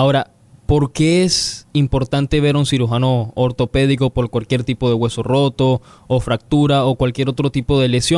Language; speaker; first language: Spanish; non-native, learner; English